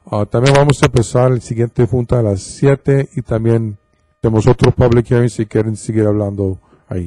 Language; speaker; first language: Spanish; early bilingual, heritage; Spanish